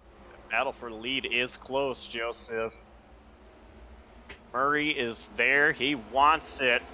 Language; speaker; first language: English; native; English